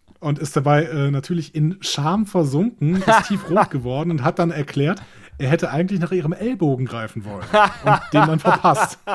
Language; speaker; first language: German; native; German